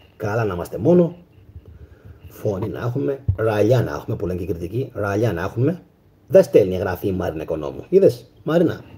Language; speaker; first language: Greek; native; Greek